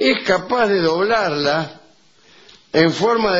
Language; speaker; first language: Spanish; native; Spanish